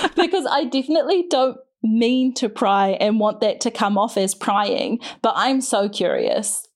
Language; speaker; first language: English; native; English